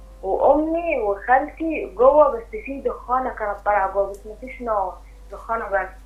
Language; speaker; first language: Arabic; native; Arabic